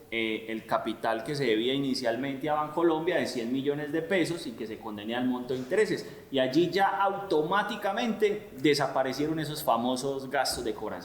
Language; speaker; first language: Spanish; native; Spanish